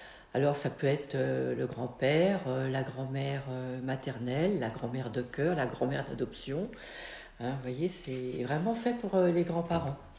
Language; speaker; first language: French; native; French